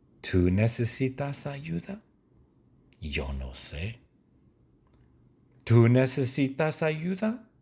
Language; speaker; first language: Spanish; non-native, fluent; English